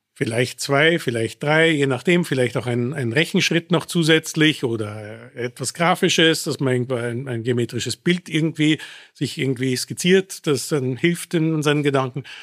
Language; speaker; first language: German; early bilingual, other home language; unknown